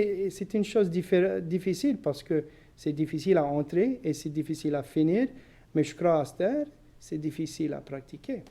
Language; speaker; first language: French; non-native, local second language; English